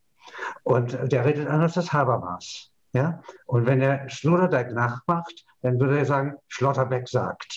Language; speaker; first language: German; native; German